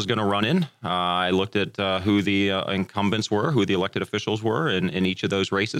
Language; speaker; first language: English; native; English